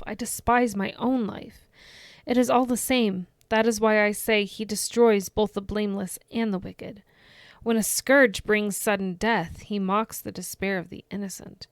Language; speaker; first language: English; native; English